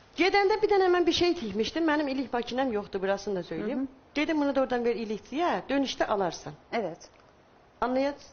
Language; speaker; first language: Turkish; non-native, learner; Persian